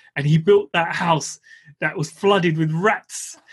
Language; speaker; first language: English; native; English